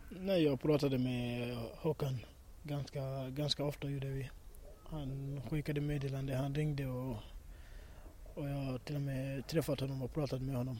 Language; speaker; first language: Swedish; early bilingual, other home language; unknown